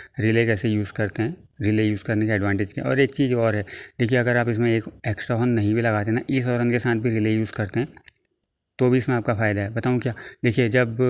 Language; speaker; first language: Hindi; native; Hindi